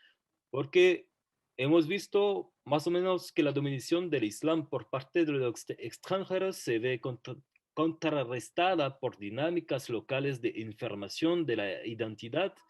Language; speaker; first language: Spanish; non-native, fluent; French